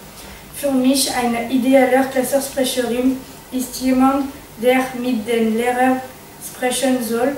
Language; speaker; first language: German; non-native, learner; French